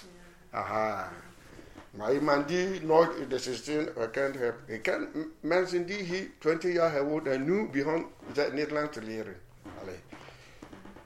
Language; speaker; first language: Dutch; non-native, fluent; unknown